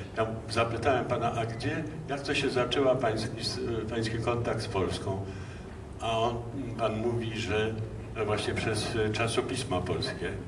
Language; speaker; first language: Polish; native; Polish